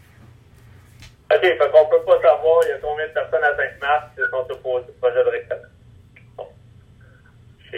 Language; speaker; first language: French; native; French